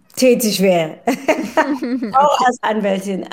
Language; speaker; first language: German; non-native, fluent; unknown